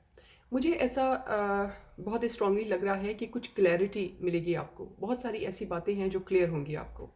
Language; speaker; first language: Hindi; native; Hindi